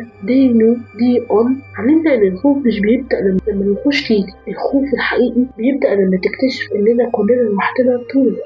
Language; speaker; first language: Arabic; native; Arabic